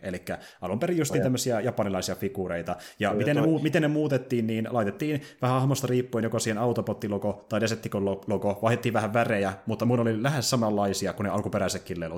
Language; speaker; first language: Finnish; native; Finnish